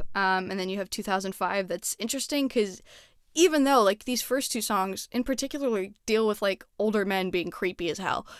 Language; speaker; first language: English; native; English